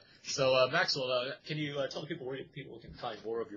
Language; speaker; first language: English; native; English